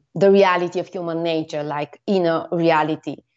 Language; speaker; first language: English; non-native, fluent; Bulgarian